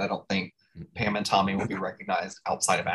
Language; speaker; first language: English; native; English